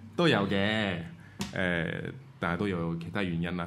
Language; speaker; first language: Cantonese; non-native, fluent; French